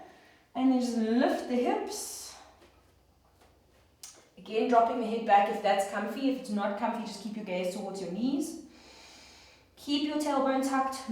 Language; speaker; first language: English; native; English